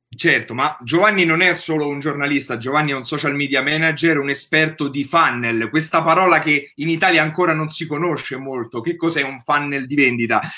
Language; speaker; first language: Italian; native; Italian